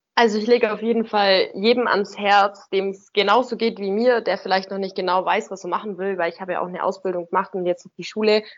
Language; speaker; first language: German; native; German